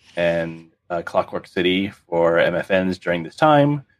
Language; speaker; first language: English; native; English